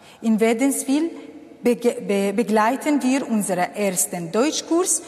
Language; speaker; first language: German; non-native, fluent; Kurdish